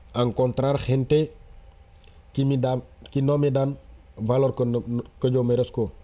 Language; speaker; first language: Spanish; non-native, fluent; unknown